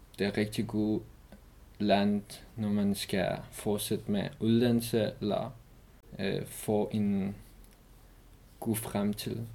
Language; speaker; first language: Danish; non-native, learner; Persian